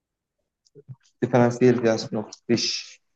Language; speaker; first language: German; non-native, learner; Turkish